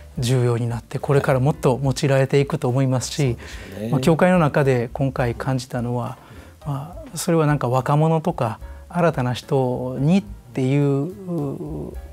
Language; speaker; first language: Japanese; native; Japanese